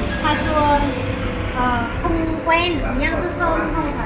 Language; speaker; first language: Chinese; non-native, learner; Vietnamese